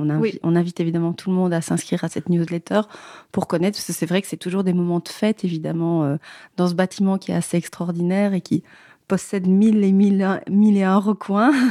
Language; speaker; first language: French; native; French